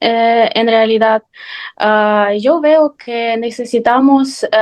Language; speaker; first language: Spanish; non-native, fluent; Ukrainian